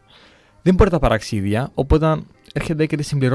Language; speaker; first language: Greek; native; Greek